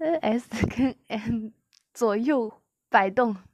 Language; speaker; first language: Chinese; native; Chinese